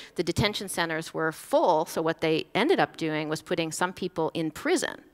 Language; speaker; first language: English; native; English